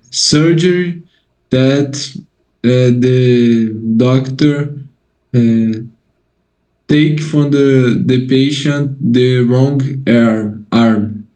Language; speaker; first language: English; non-native, learner; Portuguese